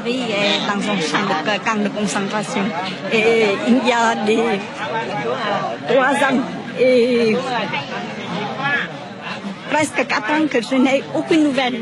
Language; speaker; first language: French; non-native, local second language; Vietnamese